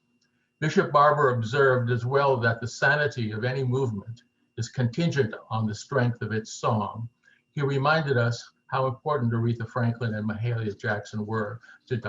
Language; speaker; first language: English; native; English